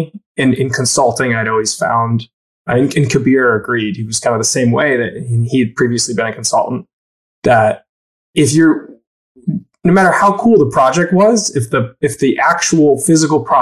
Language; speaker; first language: English; native; English